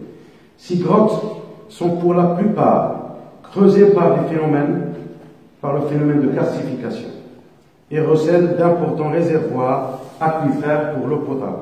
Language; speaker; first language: French; non-native, local second language; Arabic